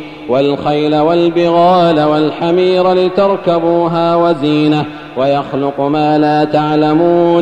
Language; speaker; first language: Arabic; native; Arabic